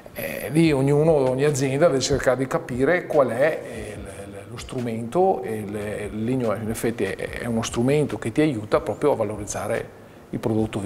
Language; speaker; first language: Italian; native; Italian